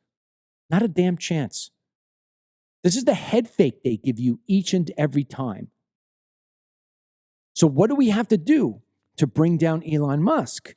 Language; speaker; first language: English; native; English